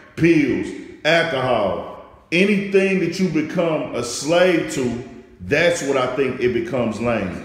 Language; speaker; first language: English; native; English